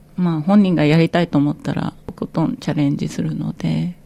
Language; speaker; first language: Japanese; native; Japanese